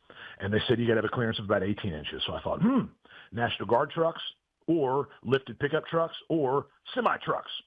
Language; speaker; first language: English; native; English